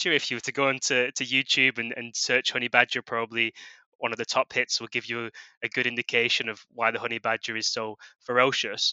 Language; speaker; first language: English; native; English